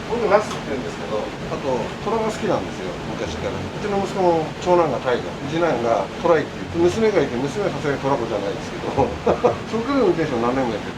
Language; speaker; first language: Japanese; native; Japanese